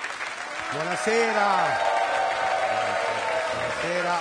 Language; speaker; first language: Italian; native; Italian